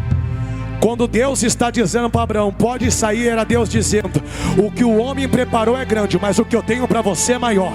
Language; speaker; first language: Portuguese; native; Portuguese